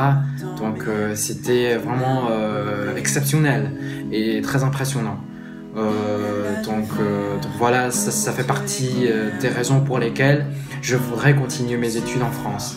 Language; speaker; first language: French; non-native, fluent; Chinese